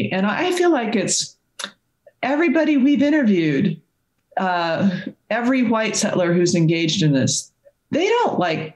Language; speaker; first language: English; native; English